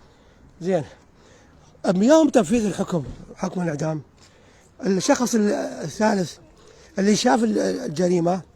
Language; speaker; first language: Arabic; native; Arabic